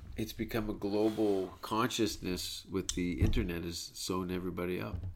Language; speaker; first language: English; native; English